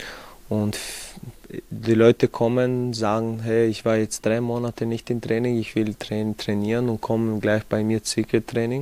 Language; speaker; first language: German; non-native, fluent; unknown